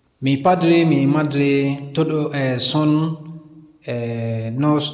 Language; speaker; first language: Spanish; non-native, learner; Akan